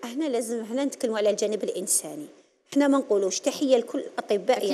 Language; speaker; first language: Arabic; native; Arabic